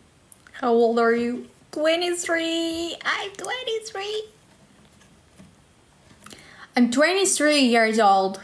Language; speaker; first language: English; non-native, learner; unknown